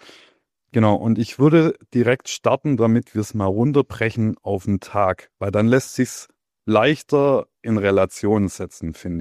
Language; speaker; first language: German; native; German